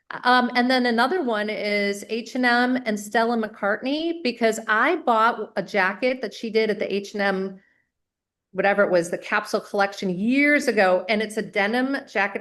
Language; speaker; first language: English; native; English